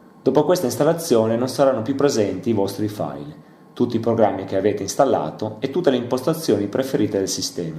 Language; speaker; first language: Italian; native; Italian